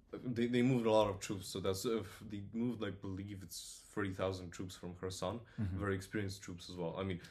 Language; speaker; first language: English; non-native, fluent; Polish